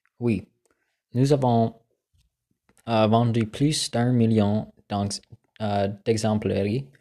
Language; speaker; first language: French; non-native, learner; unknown